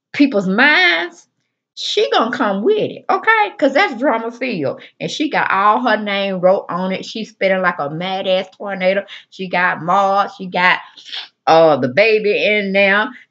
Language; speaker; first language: English; native; English